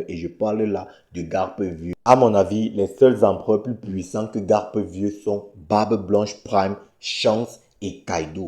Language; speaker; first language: French; native; French